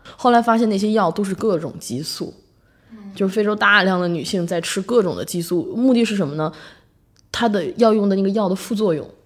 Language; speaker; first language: Chinese; native; Chinese